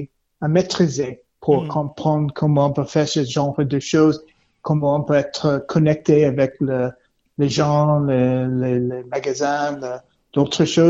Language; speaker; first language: French; non-native, learner; English